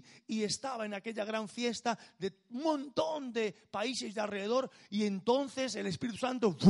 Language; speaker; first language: Spanish; native; Spanish